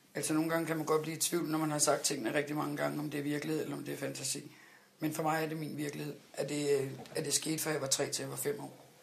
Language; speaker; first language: Danish; native; Danish